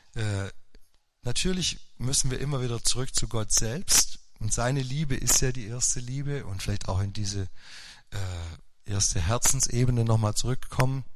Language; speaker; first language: German; native; German